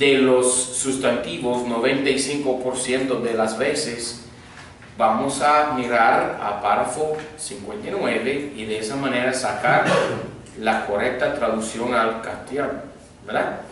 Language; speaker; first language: Spanish; non-native, fluent; English